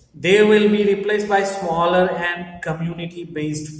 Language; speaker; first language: English; non-native, local second language; Gujarati